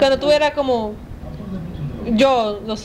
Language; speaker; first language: Spanish; early bilingual, heritage; Spanish